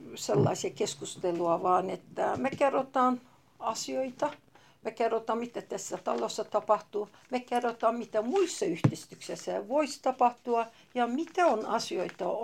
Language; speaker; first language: Finnish; non-native, fluent; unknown